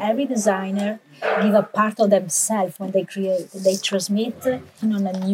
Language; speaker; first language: English; non-native, learner; Italian